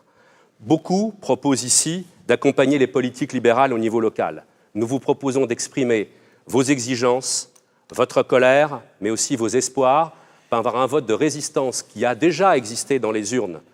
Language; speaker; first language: French; native; French